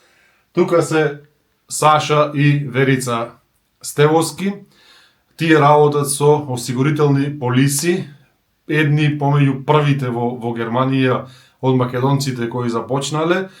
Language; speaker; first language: Macedonian; native; Macedonian